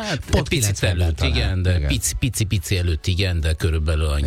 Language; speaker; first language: Hungarian; non-native, learner; Italian